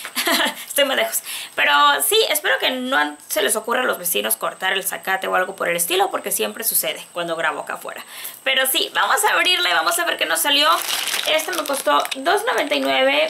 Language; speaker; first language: Spanish; native; Spanish